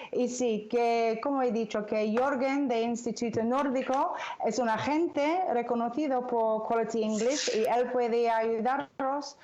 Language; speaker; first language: Spanish; non-native, fluent; English